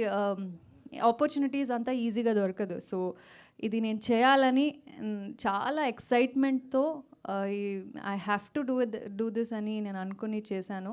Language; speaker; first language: Telugu; non-native, local second language; Kannada